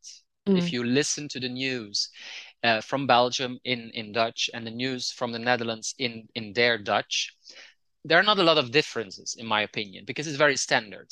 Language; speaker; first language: English; non-native, fluent; Dutch